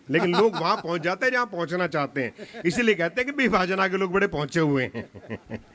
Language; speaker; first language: Hindi; non-native, local second language; Punjabi